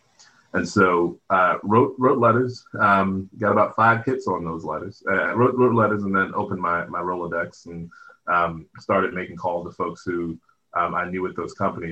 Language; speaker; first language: English; native; English